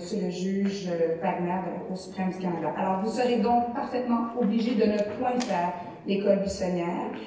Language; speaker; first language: French; native; French